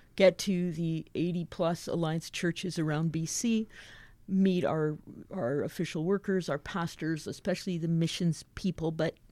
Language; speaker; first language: English; native; English